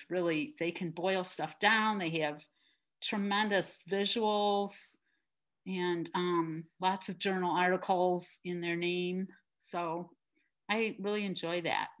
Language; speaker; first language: English; native; English